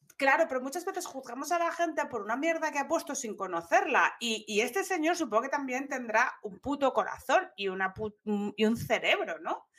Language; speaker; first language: Spanish; native; Spanish